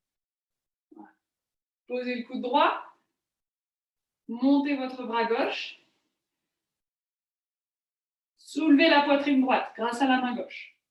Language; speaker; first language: French; native; French